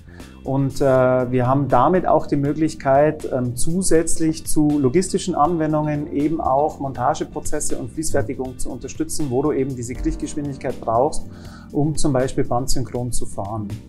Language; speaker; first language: German; native; German